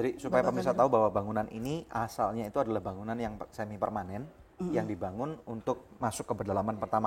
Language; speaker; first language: Indonesian; native; Indonesian